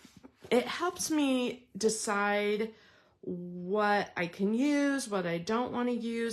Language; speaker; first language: English; native; English